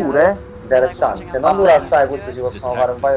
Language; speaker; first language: Italian; native; Italian